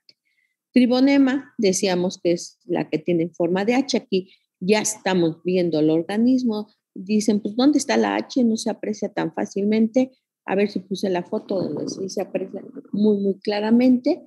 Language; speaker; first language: Spanish; native; Spanish